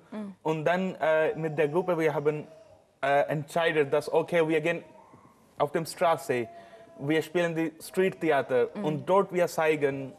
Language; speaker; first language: German; non-native, learner; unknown